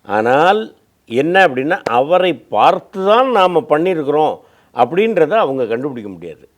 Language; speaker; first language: Tamil; native; Tamil